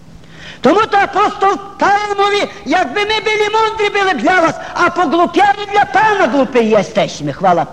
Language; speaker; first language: Polish; non-native, fluent; Ukrainian